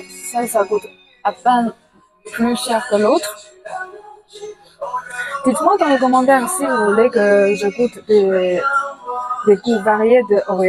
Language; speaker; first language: French; non-native, fluent; Chinese